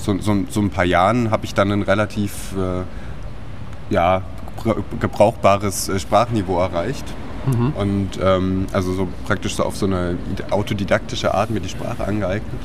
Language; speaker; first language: German; native; German